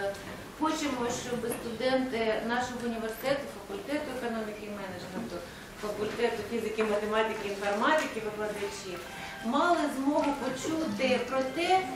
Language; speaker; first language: Ukrainian; non-native, local second language; Russian